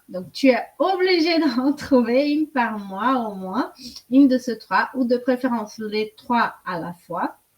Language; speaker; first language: French; non-native, fluent; Portuguese